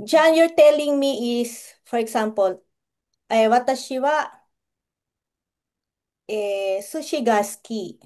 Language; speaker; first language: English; non-native, local second language; Filipino